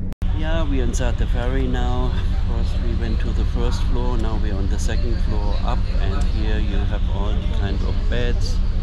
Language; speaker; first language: English; non-native, fluent; German